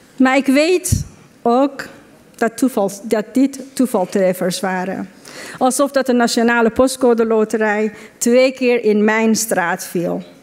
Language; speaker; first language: Dutch; non-native, fluent; Persian